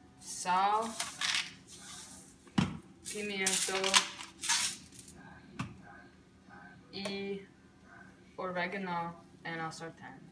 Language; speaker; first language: Spanish; non-native, learner; English